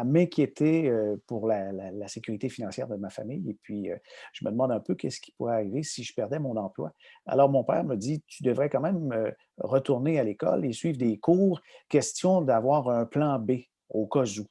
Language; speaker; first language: French; native; French